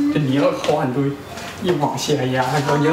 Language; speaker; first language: Chinese; native; Chinese